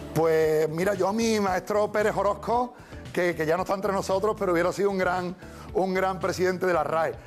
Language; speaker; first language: Spanish; native; Spanish